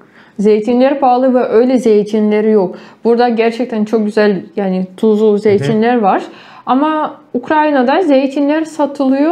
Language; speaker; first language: Turkish; non-native, fluent; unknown